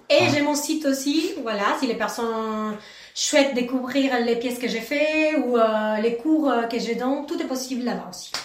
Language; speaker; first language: French; non-native, fluent; Spanish